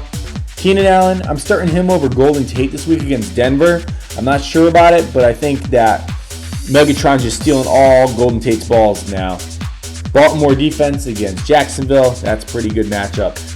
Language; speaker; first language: English; native; English